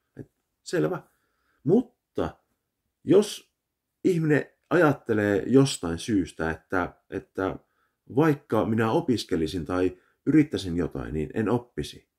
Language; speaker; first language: Finnish; early bilingual, heritage; Finnish